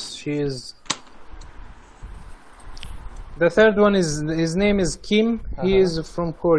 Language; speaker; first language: English; non-native, fluent; Arabic